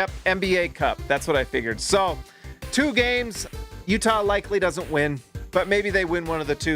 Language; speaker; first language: English; native; English